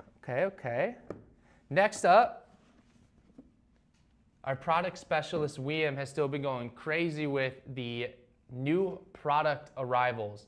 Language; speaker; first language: English; native; English